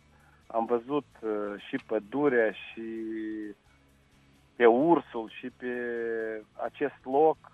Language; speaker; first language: Romanian; non-native, local second language; Russian